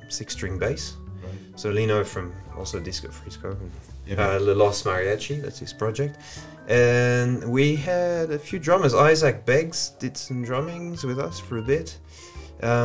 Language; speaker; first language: English; non-native, fluent; French